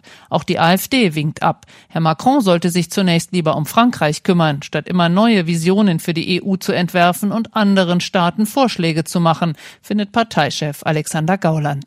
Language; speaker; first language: German; native; German